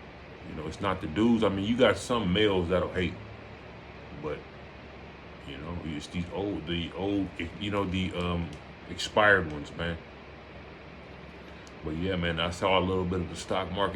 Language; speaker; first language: English; native; English